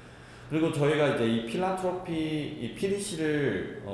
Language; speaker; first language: Korean; native; Korean